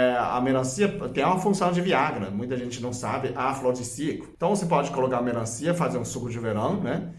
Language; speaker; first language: Portuguese; non-native, fluent; Chinese